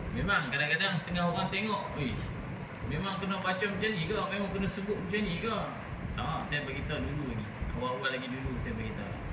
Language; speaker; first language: Malay; native; Malay